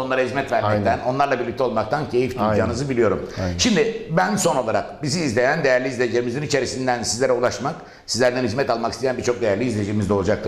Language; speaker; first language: Turkish; native; Turkish